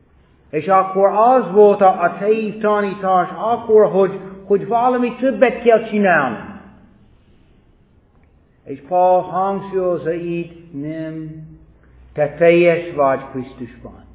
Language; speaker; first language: Hungarian; non-native, fluent; English